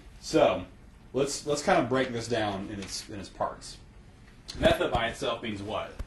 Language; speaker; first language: English; native; English